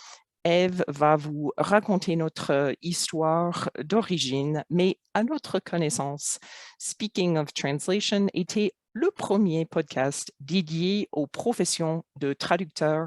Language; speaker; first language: French; non-native, fluent; English